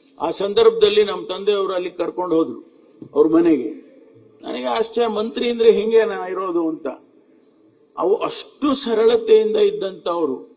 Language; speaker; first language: Kannada; native; Kannada